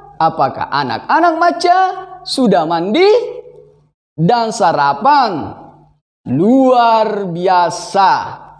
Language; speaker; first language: Indonesian; native; Indonesian